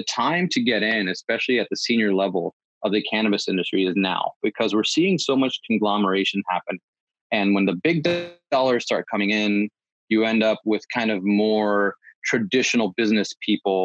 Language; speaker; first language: English; native; English